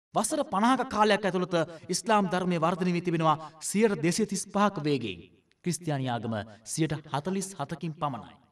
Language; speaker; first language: Sinhala; non-native, local second language; Tamil